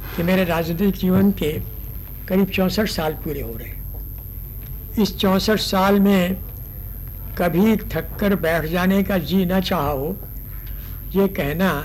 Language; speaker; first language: Hindi; native; Hindi